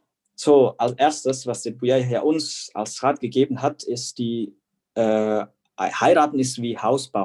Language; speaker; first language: German; non-native, fluent; Indonesian